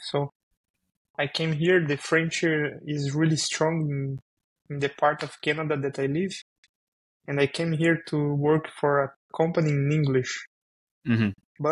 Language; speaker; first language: English; non-native, fluent; Portuguese